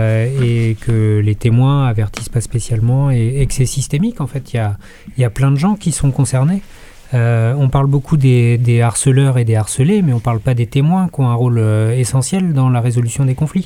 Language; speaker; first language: French; native; French